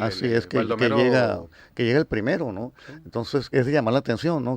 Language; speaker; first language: Spanish; native; Spanish